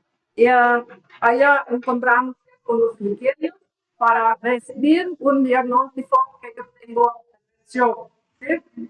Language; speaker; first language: Spanish; non-native, learner; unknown